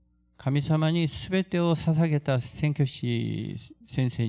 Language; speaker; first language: Japanese; non-native, fluent; Korean